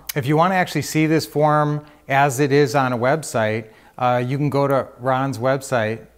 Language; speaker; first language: English; native; English